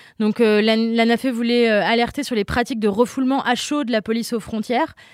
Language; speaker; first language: French; native; French